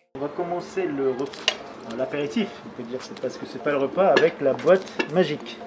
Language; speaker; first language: French; non-native, fluent; Arabic